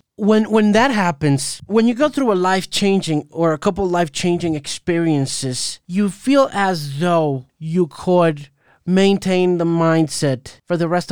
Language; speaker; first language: English; non-native, fluent; Spanish